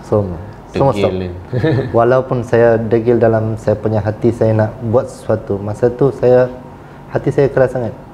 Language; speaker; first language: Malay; non-native, local second language; Tamil